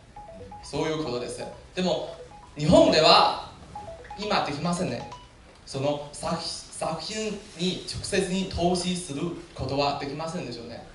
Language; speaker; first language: Japanese; non-native, learner; Chinese